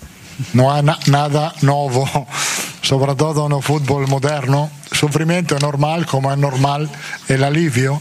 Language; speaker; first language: Portuguese; non-native, fluent; Italian